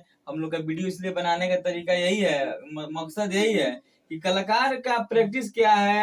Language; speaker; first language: Hindi; non-native, local second language; Bhojpuri